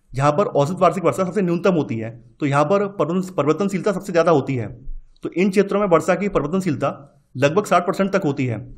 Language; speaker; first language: Hindi; native; Hindi